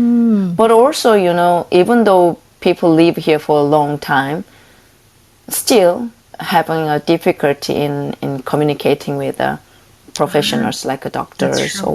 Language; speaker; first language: English; non-native, fluent; Korean